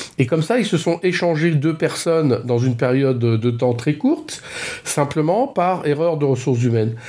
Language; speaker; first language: French; native; French